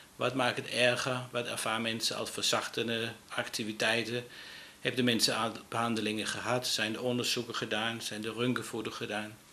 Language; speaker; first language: Dutch; non-native, fluent; Danish